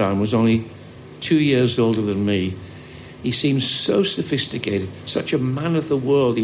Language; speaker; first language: English; native; English